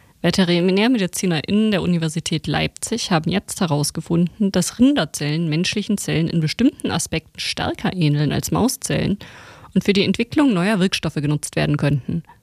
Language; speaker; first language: German; native; German